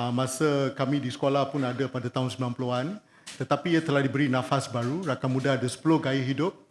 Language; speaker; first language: Malay; non-native, local second language; Tamil